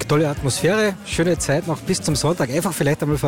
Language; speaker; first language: German; native; German